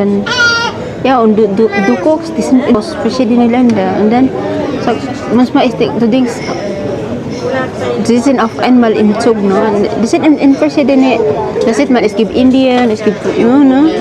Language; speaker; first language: German; non-native, learner; Filipino